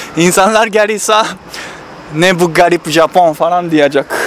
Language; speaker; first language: Turkish; non-native, learner; Japanese